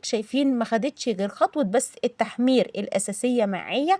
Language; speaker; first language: Arabic; native; Arabic